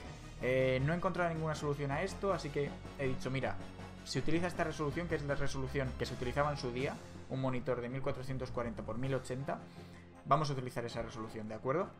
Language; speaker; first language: Spanish; native; Spanish